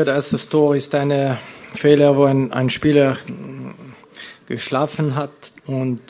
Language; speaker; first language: German; non-native, fluent; French